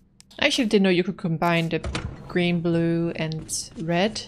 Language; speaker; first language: English; native; English